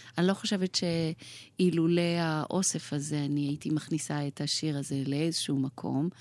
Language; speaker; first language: Hebrew; early bilingual, other home language; Persian